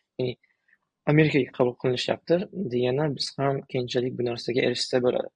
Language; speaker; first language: Uzbek; early bilingual, other home language; Tajik